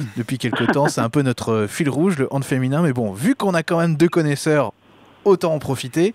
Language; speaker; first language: French; native; French